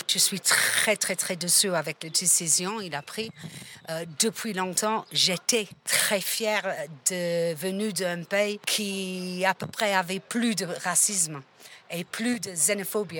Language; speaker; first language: French; non-native, fluent; English